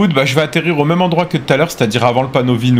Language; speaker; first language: French; native; French